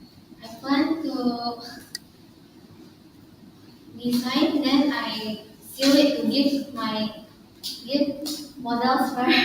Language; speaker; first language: English; non-native, learner; Indonesian